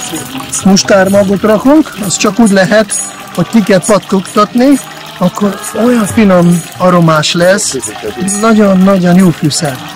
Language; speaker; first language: Hungarian; non-native, fluent; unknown